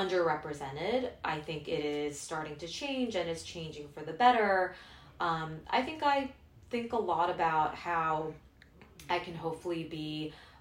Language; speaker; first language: English; non-native, local second language; Korean